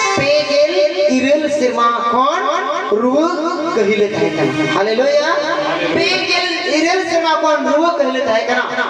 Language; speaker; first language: Bangla; non-native, local second language; Santali